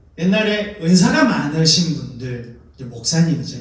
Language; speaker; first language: Korean; native; Korean